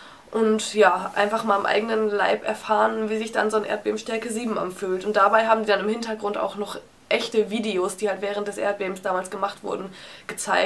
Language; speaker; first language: German; native; German